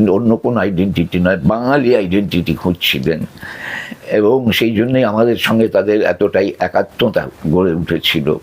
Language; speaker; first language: Bangla; early bilingual, other home language; Sylheti